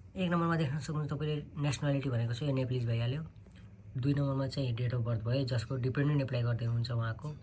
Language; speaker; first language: Nepali; native; Nepali